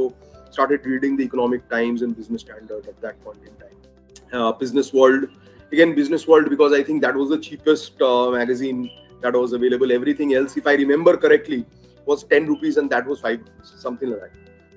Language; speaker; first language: English; non-native, local second language; Bangla